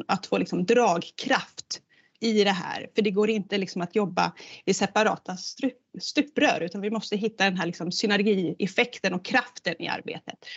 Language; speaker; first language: Swedish; native; Swedish